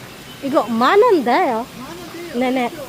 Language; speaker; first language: Korean; non-native, learner; Filipino